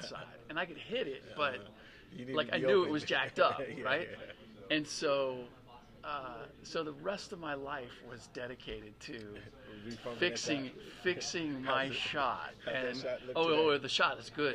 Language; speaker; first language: English; early bilingual, other home language; German